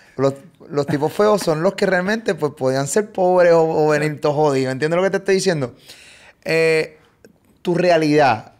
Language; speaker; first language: Spanish; native; Spanish